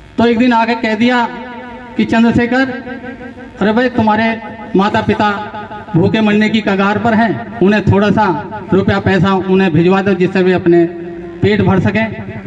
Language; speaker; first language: Hindi; native; Hindi